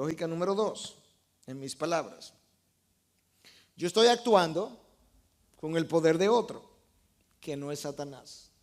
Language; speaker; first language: Spanish; native; Spanish